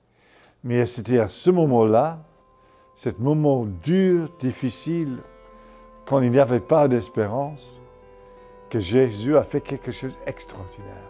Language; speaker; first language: French; non-native, fluent; English